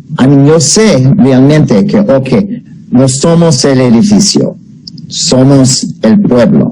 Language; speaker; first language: Spanish; non-native, fluent; English